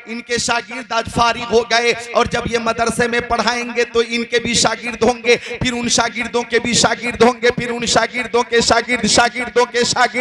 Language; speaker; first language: Hindi; native; Hindi